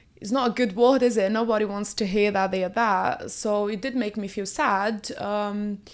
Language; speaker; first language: English; early bilingual, other home language; Portuguese